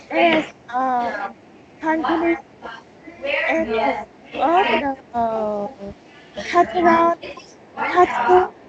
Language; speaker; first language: English; non-native, learner; Vietnamese